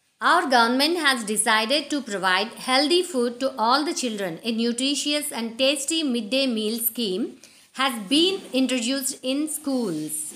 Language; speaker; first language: English; non-native, local second language; Telugu